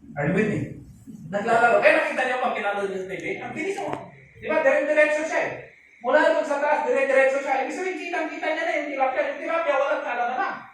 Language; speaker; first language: Filipino; non-native, local second language; Hiligaynon